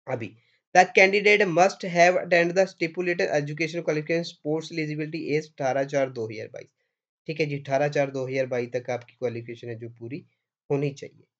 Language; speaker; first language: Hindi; non-native, local second language; Punjabi